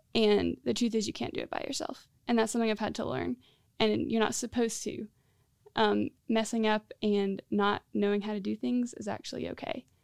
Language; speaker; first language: English; native; English